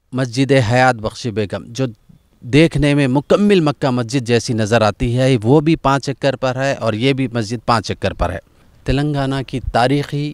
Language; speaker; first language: Hindi; non-native, local second language; Urdu